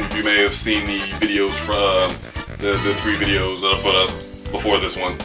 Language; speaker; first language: English; native; English